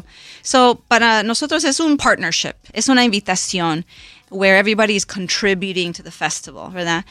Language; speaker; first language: Spanish; non-native, local second language; English